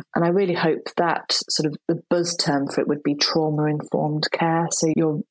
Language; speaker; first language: English; native; English